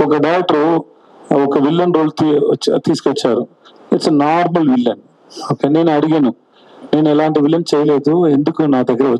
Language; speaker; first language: Telugu; non-native, learner; Tamil